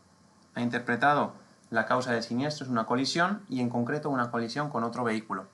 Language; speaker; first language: Spanish; native; Spanish